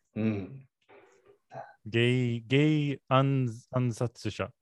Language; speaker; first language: Japanese; non-native, learner; English